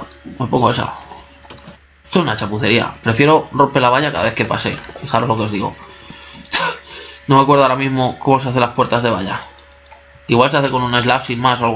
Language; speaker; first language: Spanish; native; Spanish